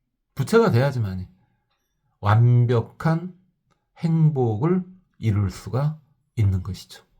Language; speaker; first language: Korean; native; Korean